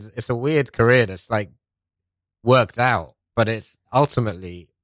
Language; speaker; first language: English; non-native, local second language; Persian